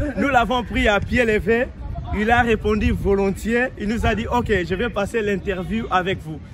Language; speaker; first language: French; non-native, local second language; Lingala